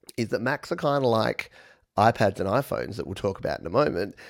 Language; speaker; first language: English; native; English